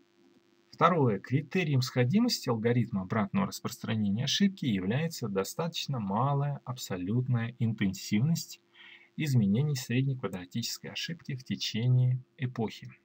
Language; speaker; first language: Russian; native; Russian